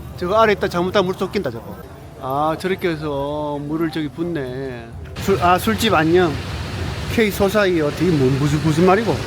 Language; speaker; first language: Korean; native; Korean